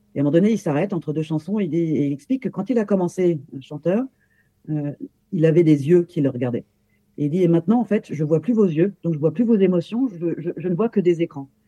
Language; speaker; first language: French; native; French